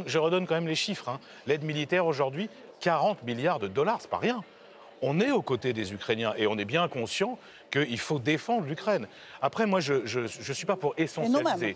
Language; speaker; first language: French; native; French